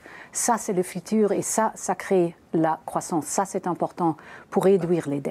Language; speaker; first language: French; non-native, fluent; German